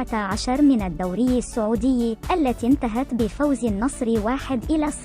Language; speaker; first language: Arabic; native; Arabic